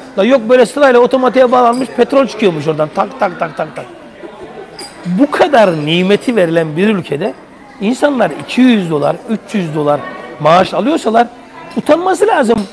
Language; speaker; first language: Turkish; native; Turkish